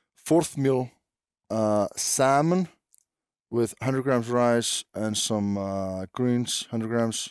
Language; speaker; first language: English; non-native, fluent; Icelandic